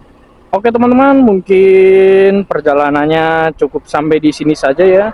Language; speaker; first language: Indonesian; native; Indonesian